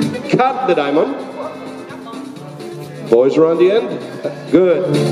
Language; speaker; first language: English; non-native, fluent; Danish